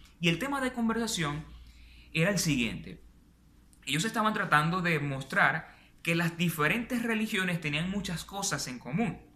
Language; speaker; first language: Spanish; native; Spanish